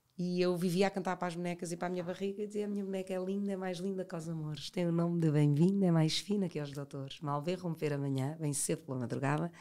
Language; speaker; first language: Portuguese; native; Portuguese